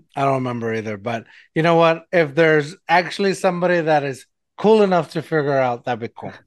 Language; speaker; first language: English; non-native, fluent; Spanish